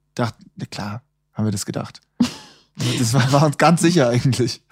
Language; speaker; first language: German; native; German